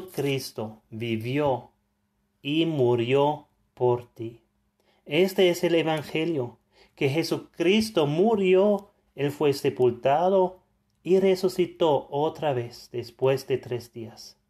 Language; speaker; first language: Spanish; non-native, fluent; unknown